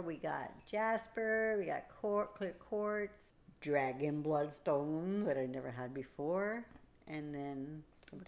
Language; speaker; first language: English; native; English